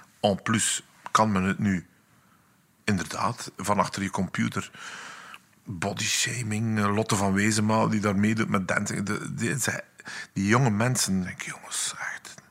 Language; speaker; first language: Dutch; native; Dutch